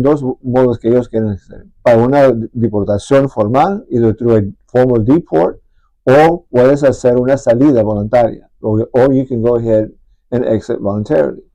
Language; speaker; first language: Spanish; early bilingual, heritage; Spanish